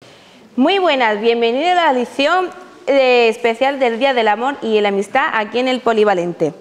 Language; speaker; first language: Spanish; native; Spanish